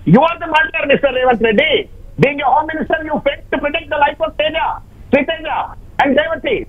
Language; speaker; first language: English; non-native, local second language; Telugu